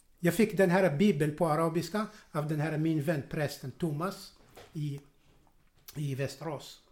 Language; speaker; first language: Swedish; non-native, fluent; Arabic